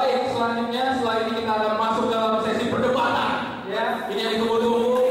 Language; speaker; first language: Indonesian; native; Indonesian